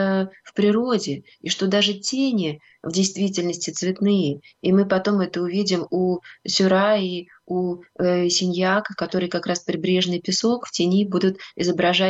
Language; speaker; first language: Russian; native; Russian